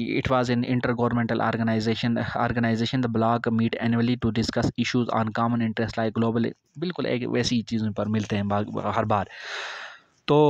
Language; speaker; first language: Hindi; non-native, local second language; Kashmiri